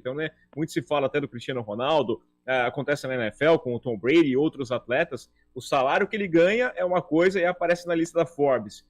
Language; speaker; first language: Portuguese; native; Portuguese